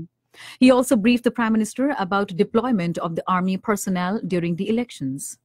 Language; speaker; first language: English; non-native, local second language; Urdu